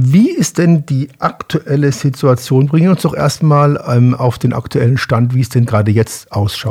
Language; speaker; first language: German; native; German